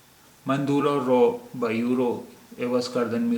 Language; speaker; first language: Persian; non-native, fluent; Urdu